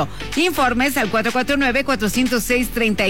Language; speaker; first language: Spanish; native; Spanish